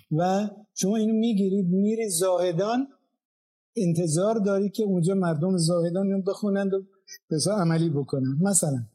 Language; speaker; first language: Persian; non-native, local second language; Azerbaijani